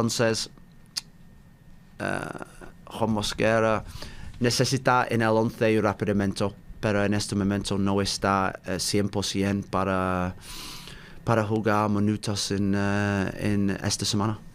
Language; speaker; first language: Spanish; non-native, learner; English